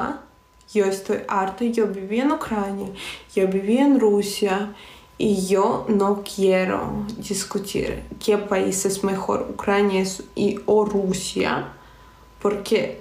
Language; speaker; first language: Spanish; non-native, fluent; Russian